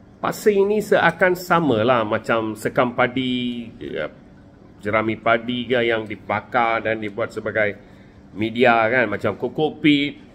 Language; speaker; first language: Malay; non-native, local second language; Tamil